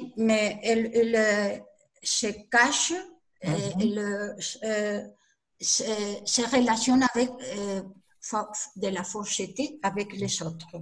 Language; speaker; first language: French; non-native, learner; Spanish